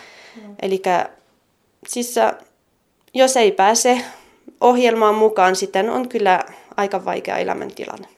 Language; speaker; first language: Finnish; non-native, fluent; French